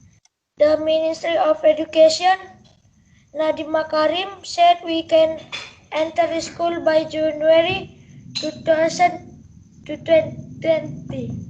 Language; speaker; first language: English; non-native, learner; Indonesian